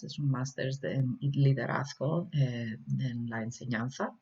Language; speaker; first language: Spanish; early bilingual, heritage; Spanish